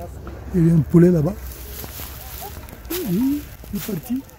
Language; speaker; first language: French; non-native, learner; Bulgarian